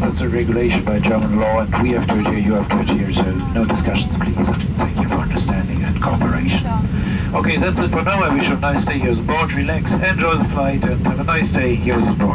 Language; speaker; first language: English; non-native, fluent; German